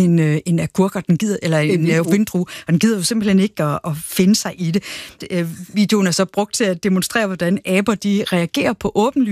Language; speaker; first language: Danish; native; Danish